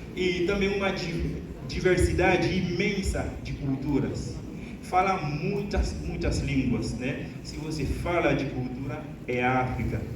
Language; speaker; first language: Portuguese; non-native, fluent; Haitian Creole